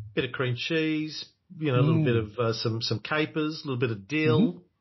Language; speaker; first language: English; native; English